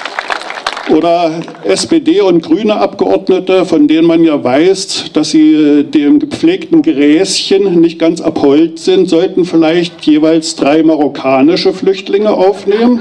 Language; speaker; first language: German; native; German